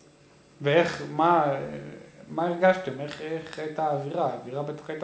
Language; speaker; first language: Hebrew; native; Hebrew